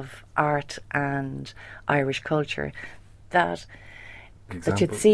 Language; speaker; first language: English; native; English